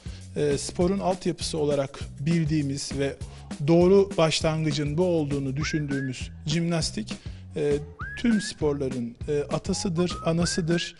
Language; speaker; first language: Turkish; native; Turkish